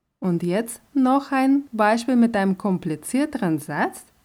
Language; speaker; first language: German; non-native, fluent; Russian